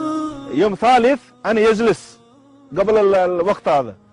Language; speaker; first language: Arabic; non-native, learner; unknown